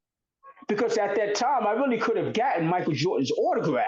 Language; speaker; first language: English; native; English